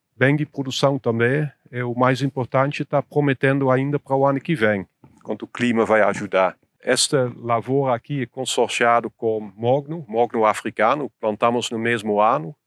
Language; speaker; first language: Portuguese; non-native, fluent; Dutch